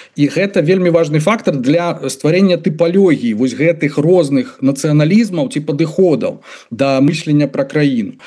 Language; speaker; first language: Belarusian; native; Belarusian